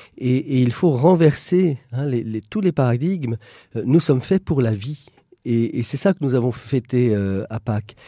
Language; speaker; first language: French; native; French